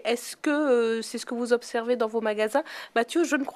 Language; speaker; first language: French; native; French